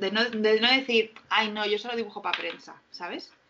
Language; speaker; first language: Spanish; native; Spanish